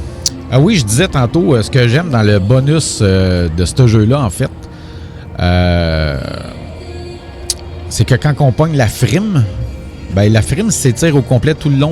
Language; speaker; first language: French; native; French